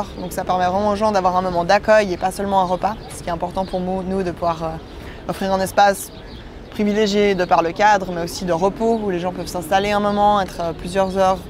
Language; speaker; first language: French; native; French